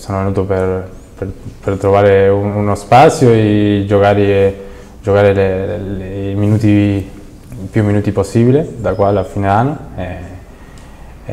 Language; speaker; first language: Italian; non-native, fluent; Spanish